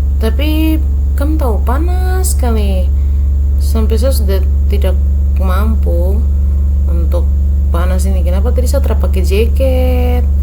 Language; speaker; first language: Indonesian; native; Indonesian